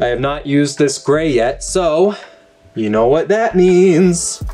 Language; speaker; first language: English; native; English